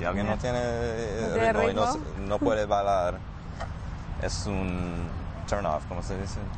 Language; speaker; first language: Spanish; non-native, fluent; English